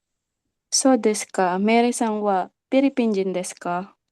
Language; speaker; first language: Japanese; non-native, learner; Filipino